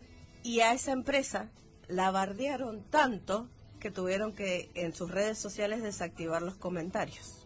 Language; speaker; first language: Spanish; native; Spanish